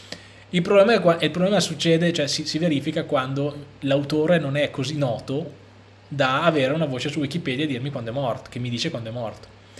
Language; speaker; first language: Italian; native; Italian